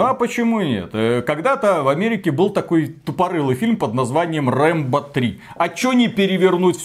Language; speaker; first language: Russian; native; Russian